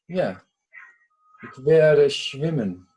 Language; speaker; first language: German; non-native, fluent; English